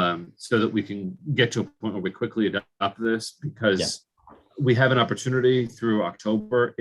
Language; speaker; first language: English; native; English